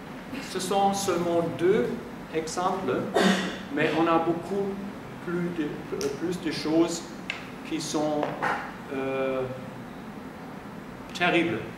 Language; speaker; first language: French; non-native, fluent; German